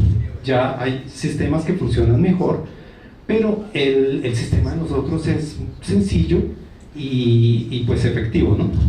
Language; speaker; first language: Spanish; native; Spanish